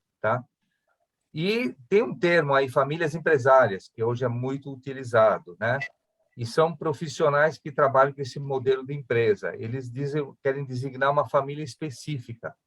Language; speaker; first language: Portuguese; early bilingual, other home language; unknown